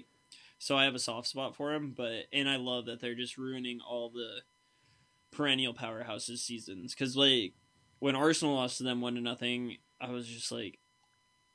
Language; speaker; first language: English; native; English